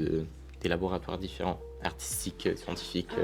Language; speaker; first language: French; non-native, learner; Italian